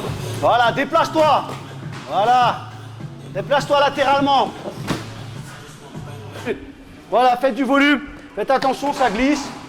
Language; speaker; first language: French; native; French